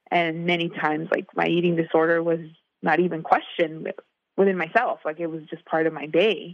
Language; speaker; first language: English; native; English